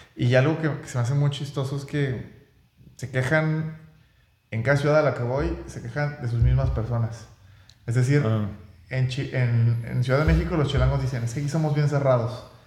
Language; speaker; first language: Spanish; native; Spanish